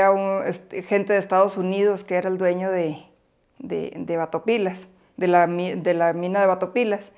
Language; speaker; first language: Spanish; native; Spanish